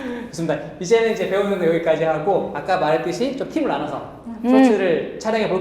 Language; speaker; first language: Korean; native; Korean